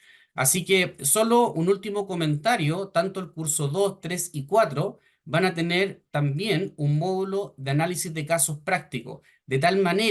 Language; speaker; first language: Spanish; native; Spanish